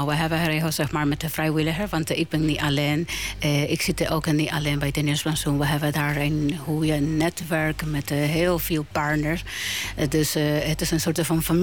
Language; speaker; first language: Dutch; non-native, learner; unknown